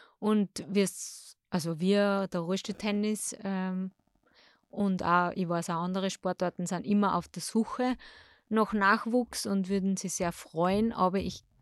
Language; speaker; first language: German; native; German